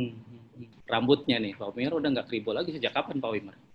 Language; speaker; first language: Indonesian; native; Indonesian